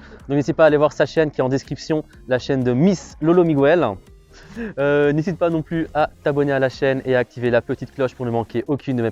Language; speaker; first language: French; native; French